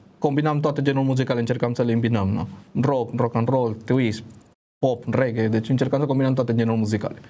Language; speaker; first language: Romanian; non-native, fluent; Spanish